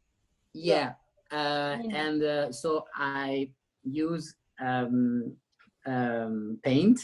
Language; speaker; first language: English; non-native, learner; French